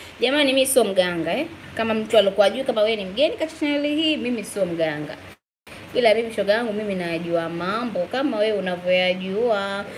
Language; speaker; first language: Swahili; native; Swahili